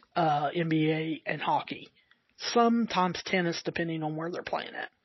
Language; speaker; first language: English; native; English